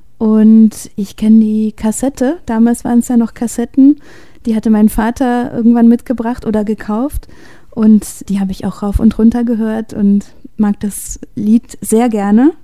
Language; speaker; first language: German; early bilingual, other home language; Polish